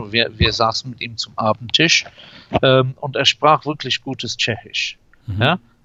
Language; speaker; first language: German; non-native, fluent; English